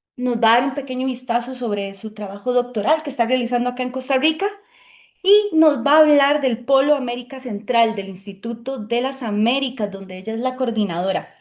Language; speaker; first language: Spanish; native; Spanish